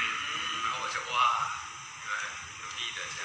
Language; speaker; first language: Chinese; non-native, learner; Thai